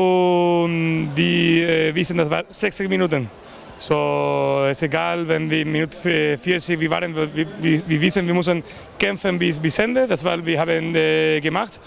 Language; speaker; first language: German; non-native, learner; Spanish